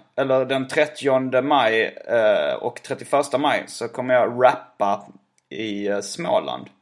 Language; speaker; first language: Swedish; native; Swedish